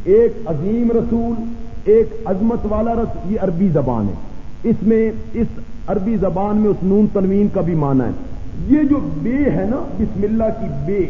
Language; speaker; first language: Urdu; non-native, local second language; Punjabi